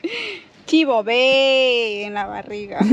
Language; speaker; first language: Spanish; non-native, local second language; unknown